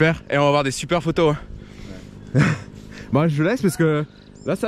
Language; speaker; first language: French; native; French